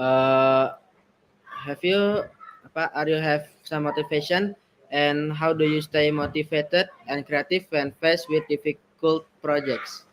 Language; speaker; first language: English; non-native, learner; Indonesian